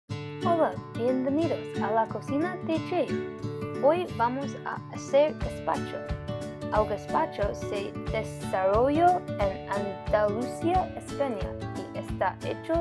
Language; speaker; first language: Spanish; non-native, learner; English